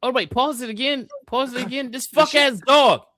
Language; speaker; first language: English; native; English